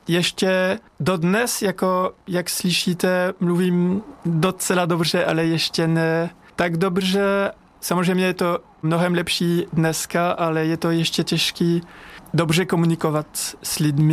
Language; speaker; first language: Czech; non-native, learner; French